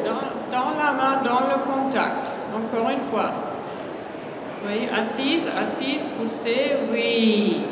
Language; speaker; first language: French; non-native, fluent; German